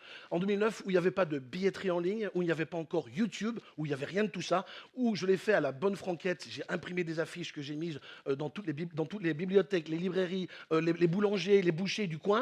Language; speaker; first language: French; native; French